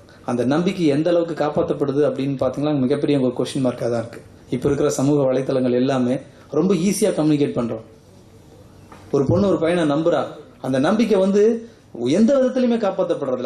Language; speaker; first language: Tamil; native; Tamil